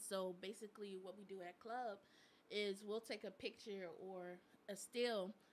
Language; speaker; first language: English; native; English